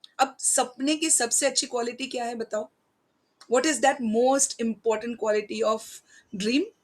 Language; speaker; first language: Hindi; non-native, local second language; Marathi